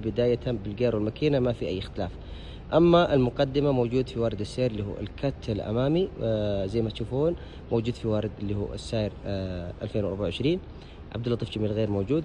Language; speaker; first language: Arabic; native; Arabic